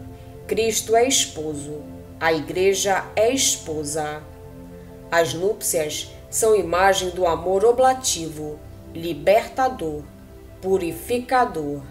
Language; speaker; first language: Portuguese; native; Portuguese